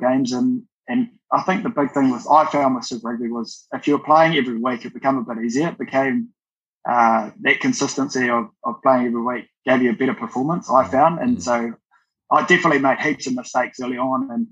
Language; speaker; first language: English; native; English